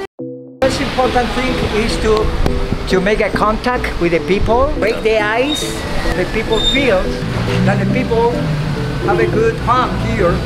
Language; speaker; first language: English; non-native, learner; Spanish